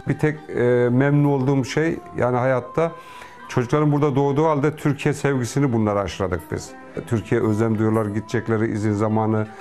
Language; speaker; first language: Turkish; native; Turkish